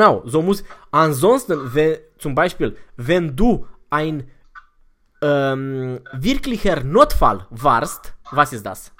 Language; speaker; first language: German; non-native, fluent; Romanian